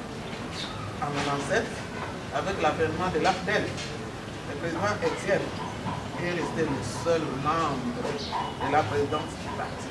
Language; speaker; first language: French; non-native, local second language; Lingala